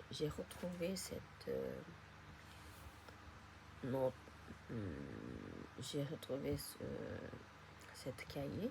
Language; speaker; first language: French; non-native, fluent; Japanese